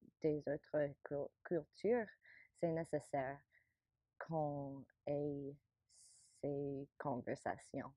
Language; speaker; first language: French; non-native, learner; English